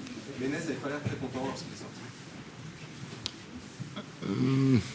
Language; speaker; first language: French; native; French